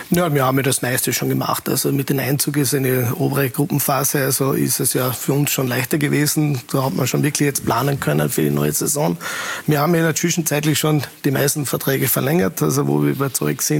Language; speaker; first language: German; native; German